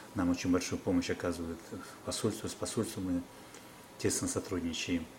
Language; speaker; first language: Russian; non-native, local second language; Kyrgyz